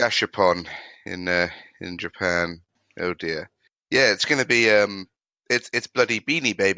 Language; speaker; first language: English; native; English